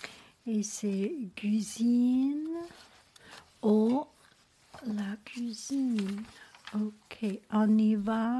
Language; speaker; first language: French; non-native, learner; Chinese